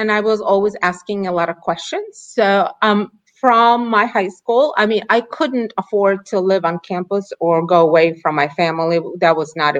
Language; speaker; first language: English; non-native, fluent; Ukrainian